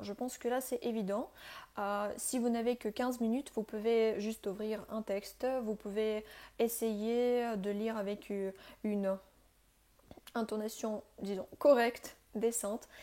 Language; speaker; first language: French; non-native, fluent; Russian